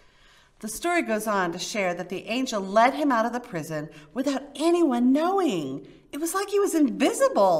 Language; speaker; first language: English; native; English